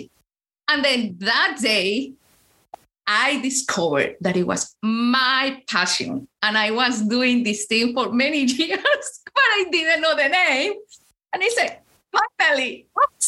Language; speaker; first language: English; non-native, fluent; Spanish